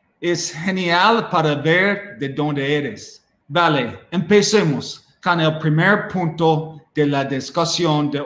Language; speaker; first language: Spanish; non-native, learner; English